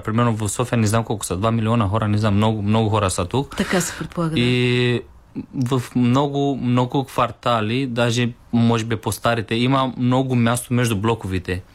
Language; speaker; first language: Bulgarian; non-native, learner; Romanian